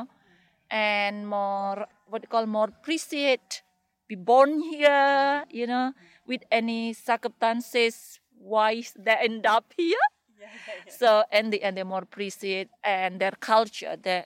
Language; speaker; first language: English; non-native, learner; Indonesian